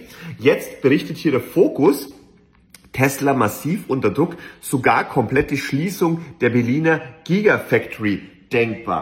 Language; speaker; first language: German; native; German